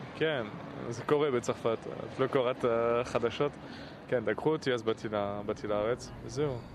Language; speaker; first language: Hebrew; non-native, fluent; French